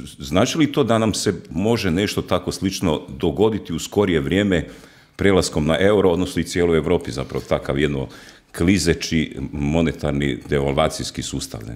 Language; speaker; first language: Croatian; native; Croatian